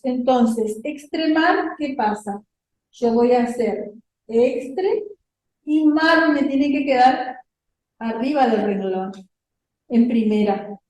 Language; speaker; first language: Spanish; native; Spanish